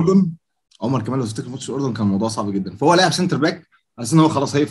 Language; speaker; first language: Arabic; native; Arabic